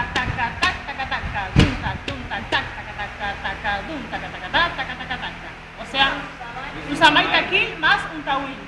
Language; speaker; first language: Spanish; native; Spanish